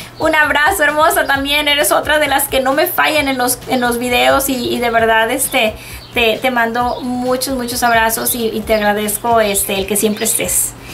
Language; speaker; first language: Spanish; early bilingual, heritage; Spanish